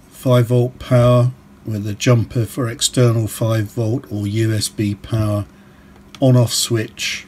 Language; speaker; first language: English; native; English